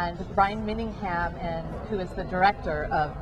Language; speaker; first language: English; native; English